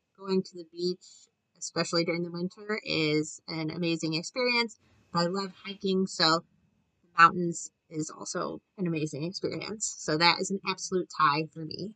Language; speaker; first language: English; native; English